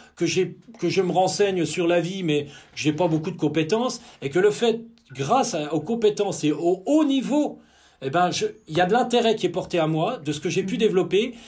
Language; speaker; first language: French; native; French